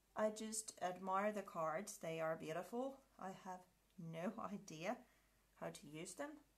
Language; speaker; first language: English; non-native, fluent; Finnish